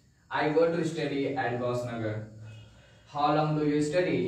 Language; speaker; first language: English; non-native, learner; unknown